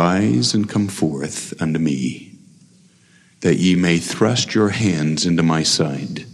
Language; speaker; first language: English; native; English